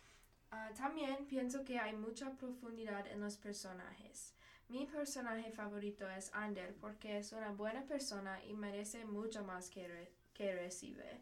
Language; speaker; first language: Spanish; non-native, learner; English